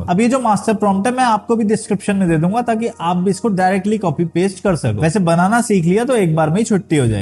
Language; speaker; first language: Hindi; native; Hindi